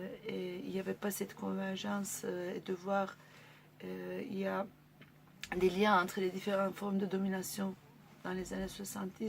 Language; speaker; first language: French; non-native, fluent; Turkish